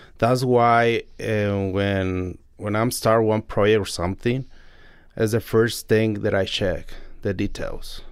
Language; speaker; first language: English; non-native, learner; Spanish